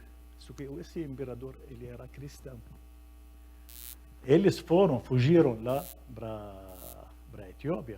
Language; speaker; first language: Portuguese; non-native, fluent; Arabic